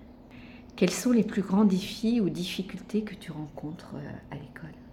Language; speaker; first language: French; native; French